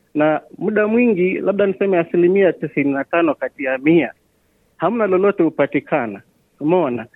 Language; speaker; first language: Swahili; native; Swahili